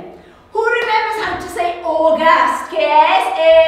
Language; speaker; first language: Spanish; non-native, learner; English